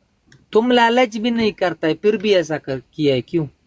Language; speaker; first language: Hindi; non-native, local second language; Pashto